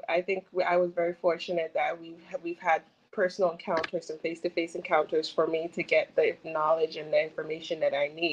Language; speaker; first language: English; non-native, local second language; Akan